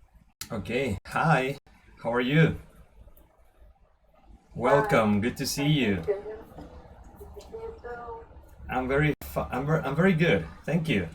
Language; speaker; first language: English; non-native, fluent; Spanish